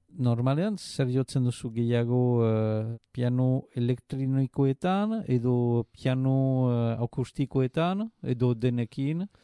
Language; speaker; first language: Basque; native; Basque